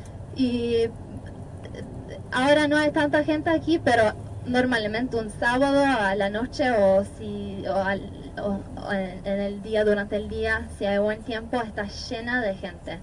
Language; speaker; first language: Spanish; non-native, fluent; Norwegian